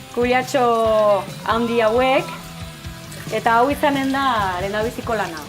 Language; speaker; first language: Basque; non-native, local second language; Spanish